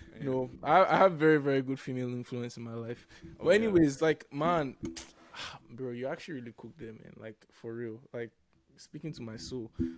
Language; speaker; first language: English; non-native, local second language; Yoruba